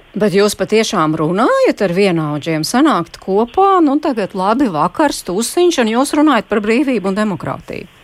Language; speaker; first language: Latvian; native; Latvian